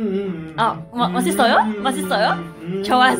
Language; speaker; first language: Korean; non-native, learner; Cantonese